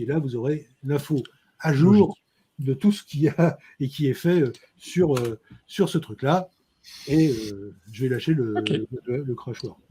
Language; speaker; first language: French; native; French